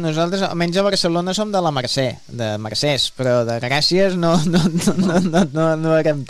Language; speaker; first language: Catalan; native; Catalan